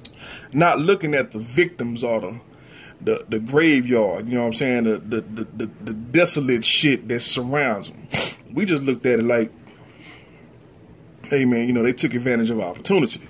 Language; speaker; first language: English; native; English